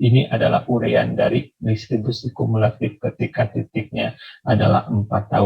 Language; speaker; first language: Indonesian; native; Indonesian